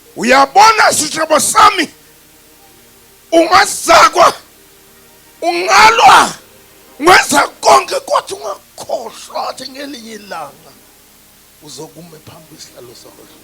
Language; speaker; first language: Zulu; non-native, local second language; Swati